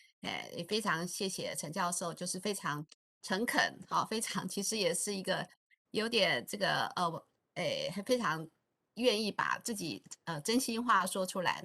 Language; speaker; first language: Chinese; native; Chinese